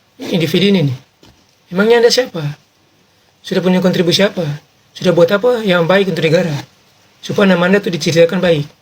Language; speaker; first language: Indonesian; native; Indonesian